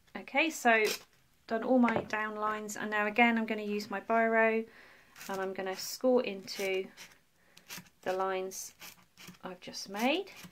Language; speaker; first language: English; native; English